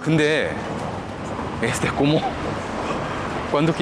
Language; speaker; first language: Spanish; non-native, learner; Korean